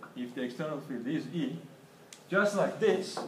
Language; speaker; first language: English; non-native, fluent; Turkish